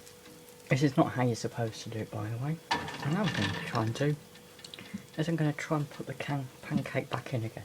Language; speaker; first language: English; native; English